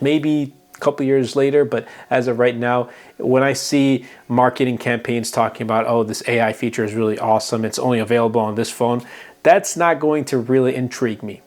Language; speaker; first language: English; native; English